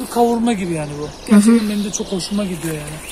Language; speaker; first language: Turkish; native; Turkish